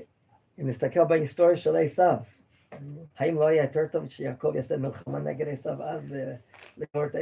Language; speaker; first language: Hebrew; non-native, fluent; English